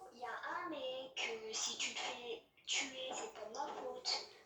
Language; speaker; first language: French; native; French